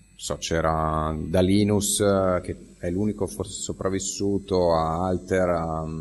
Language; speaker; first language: Italian; native; Italian